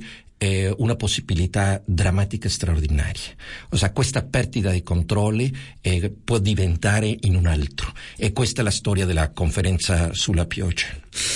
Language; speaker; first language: Italian; non-native, fluent; Spanish